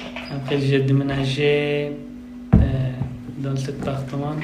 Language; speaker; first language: French; non-native, learner; Persian